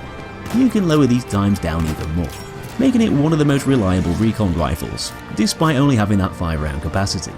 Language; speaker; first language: English; native; English